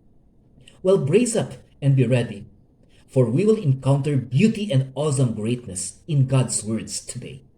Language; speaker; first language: English; non-native, local second language; Hiligaynon